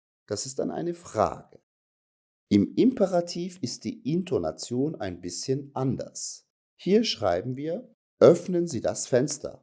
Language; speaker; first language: German; native; German